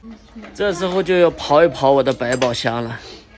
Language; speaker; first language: Chinese; native; Chinese